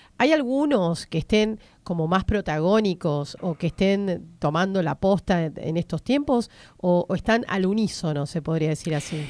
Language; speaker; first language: Spanish; native; Spanish